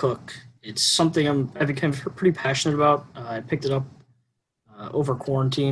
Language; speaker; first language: English; native; English